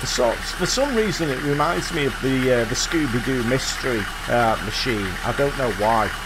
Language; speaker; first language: English; native; English